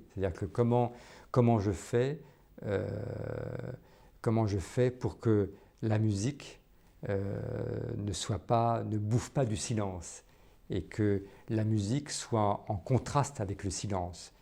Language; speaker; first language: French; native; French